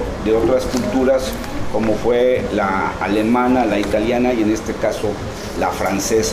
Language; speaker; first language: Spanish; native; Spanish